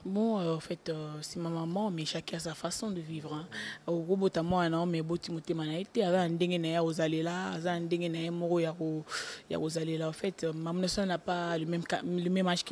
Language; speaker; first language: French; non-native, local second language; Lingala